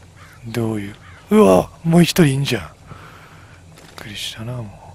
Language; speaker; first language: Japanese; native; Japanese